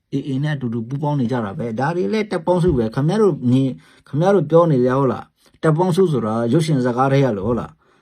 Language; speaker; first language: Burmese; non-native, local second language; Hakha Chin